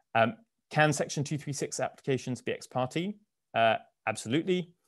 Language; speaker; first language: English; native; English